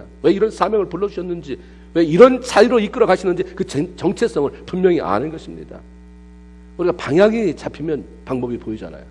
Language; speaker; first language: Korean; native; Korean